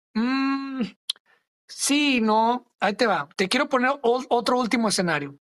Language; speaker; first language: Spanish; early bilingual, other home language; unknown